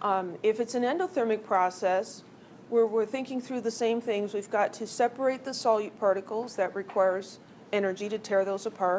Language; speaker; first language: English; native; English